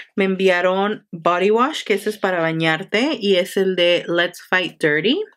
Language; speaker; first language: Spanish; early bilingual, heritage; Spanish